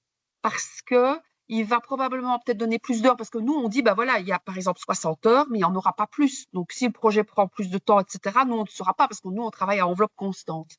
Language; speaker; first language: French; native; French